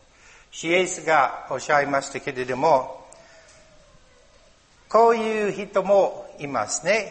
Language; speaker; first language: Japanese; non-native, learner; English